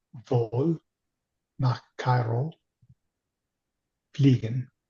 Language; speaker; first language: German; non-native, learner; English